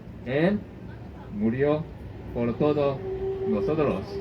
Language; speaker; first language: Spanish; non-native, learner; Chinese